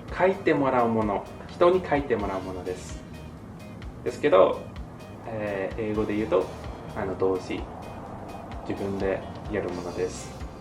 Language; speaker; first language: Japanese; non-native, fluent; English